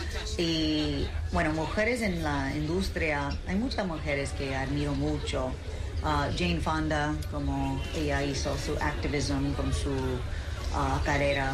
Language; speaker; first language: Spanish; early bilingual, heritage; English